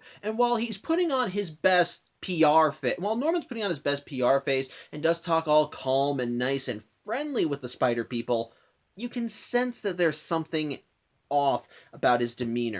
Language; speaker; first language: English; native; English